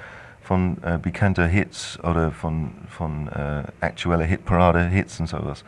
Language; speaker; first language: German; non-native, fluent; English